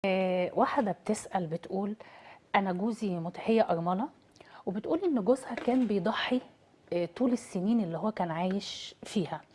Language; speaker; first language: Arabic; native; Arabic